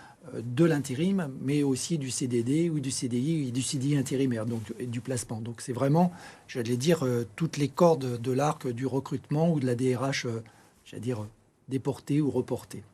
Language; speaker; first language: French; native; French